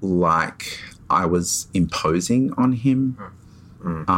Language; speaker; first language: English; native; English